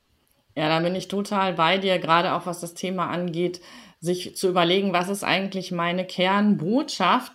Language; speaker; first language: German; native; German